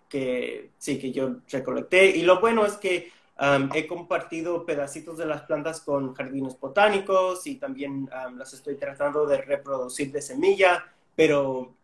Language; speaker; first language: Spanish; non-native, fluent; English